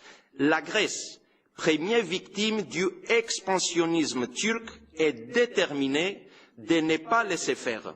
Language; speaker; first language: French; non-native, fluent; Greek